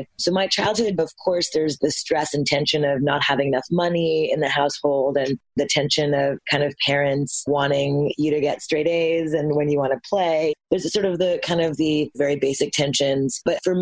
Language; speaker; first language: English; native; English